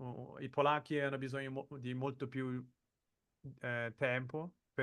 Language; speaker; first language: Italian; non-native, fluent; Portuguese